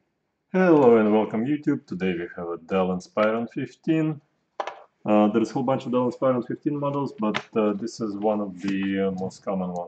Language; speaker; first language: English; non-native, fluent; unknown